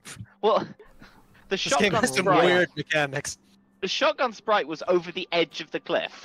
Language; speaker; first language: English; native; English